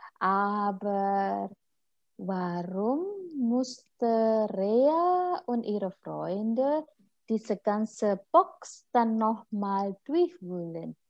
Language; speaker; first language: German; non-native, fluent; Indonesian